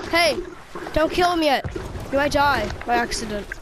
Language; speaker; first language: English; native; English